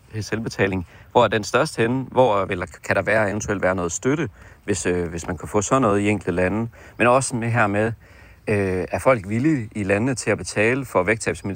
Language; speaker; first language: Danish; native; Danish